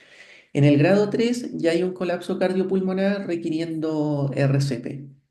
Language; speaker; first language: Spanish; native; Spanish